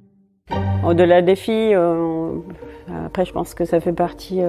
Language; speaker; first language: French; native; French